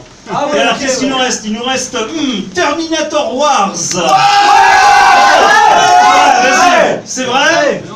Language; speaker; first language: French; native; French